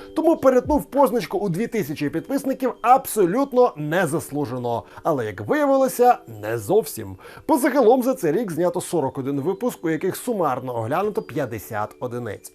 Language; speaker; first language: Ukrainian; native; Ukrainian